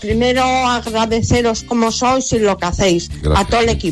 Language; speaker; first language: Spanish; native; Spanish